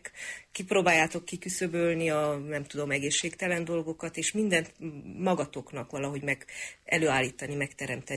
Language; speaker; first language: Hungarian; native; Hungarian